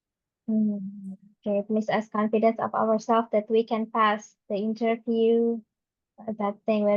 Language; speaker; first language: English; non-native, fluent; Indonesian